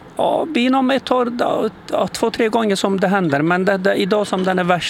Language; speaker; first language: Swedish; non-native, learner; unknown